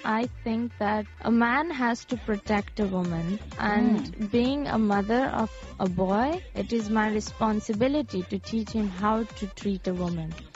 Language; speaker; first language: English; non-native, local second language; Urdu